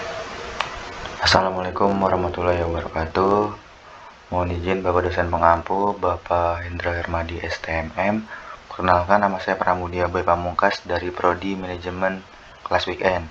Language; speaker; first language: Indonesian; native; Indonesian